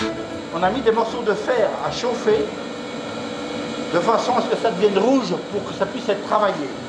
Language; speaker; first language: French; native; French